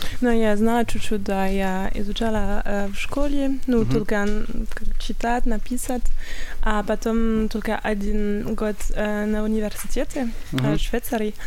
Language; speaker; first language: Russian; non-native, learner; French